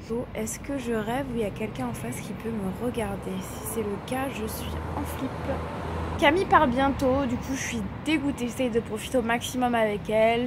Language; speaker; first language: French; native; French